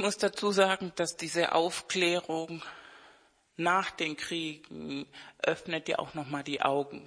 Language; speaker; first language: German; non-native, fluent; Spanish